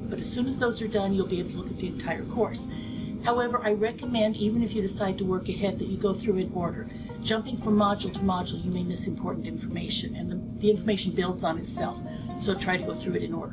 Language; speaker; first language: English; native; English